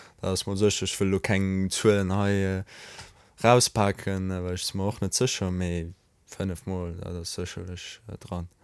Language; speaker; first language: Luxembourgish; early bilingual, other home language; Polish